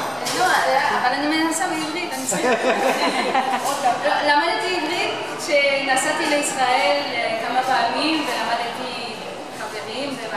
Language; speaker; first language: Hebrew; non-native, learner; French